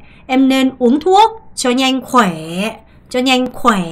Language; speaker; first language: Vietnamese; non-native, fluent; Korean